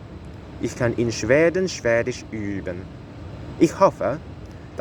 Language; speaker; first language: German; non-native, learner; Cantonese